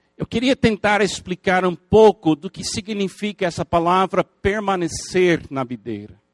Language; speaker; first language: Portuguese; non-native, fluent; English